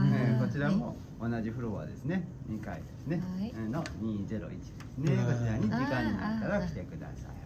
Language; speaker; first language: Japanese; native; Japanese